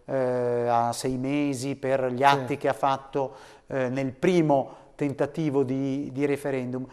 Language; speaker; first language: Italian; native; Italian